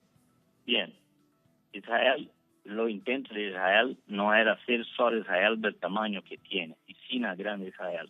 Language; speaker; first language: Spanish; non-native, fluent; Portuguese